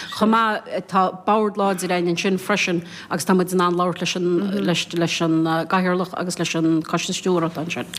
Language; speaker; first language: Irish; native; Irish